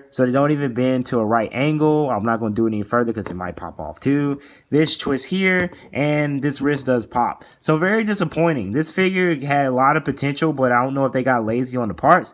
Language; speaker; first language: English; native; English